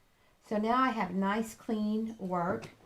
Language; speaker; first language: English; native; English